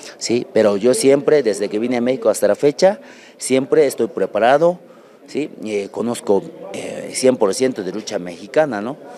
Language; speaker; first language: Spanish; non-native, learner; Japanese